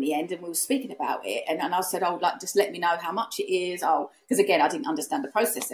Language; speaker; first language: English; native; English